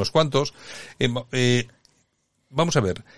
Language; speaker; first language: Spanish; native; Spanish